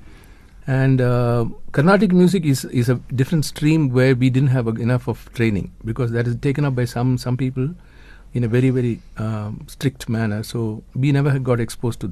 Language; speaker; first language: English; non-native, local second language; Tamil